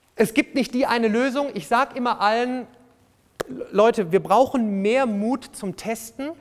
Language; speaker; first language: German; native; German